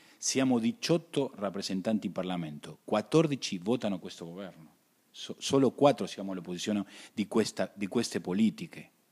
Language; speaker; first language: Italian; early bilingual, heritage; Spanish